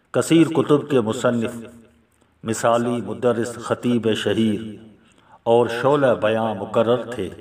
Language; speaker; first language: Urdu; non-native, local second language; Sindhi